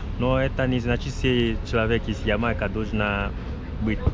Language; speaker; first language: Russian; non-native, learner; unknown